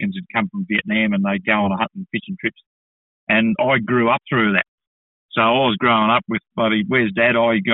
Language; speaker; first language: English; native; English